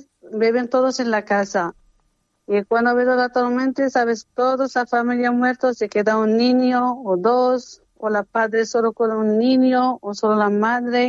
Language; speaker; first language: Spanish; non-native, fluent; Arabic